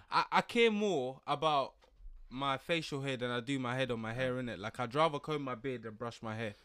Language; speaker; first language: English; early bilingual, other home language; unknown